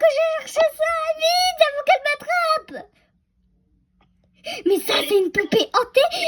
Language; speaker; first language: French; native; French